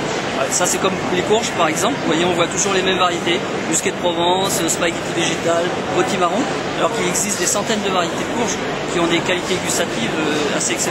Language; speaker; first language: French; native; French